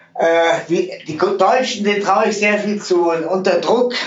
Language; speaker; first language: German; native; German